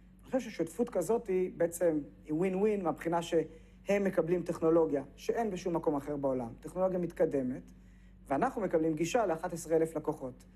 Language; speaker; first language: Hebrew; native; Hebrew